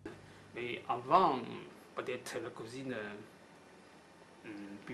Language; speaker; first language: French; non-native, learner; Chinese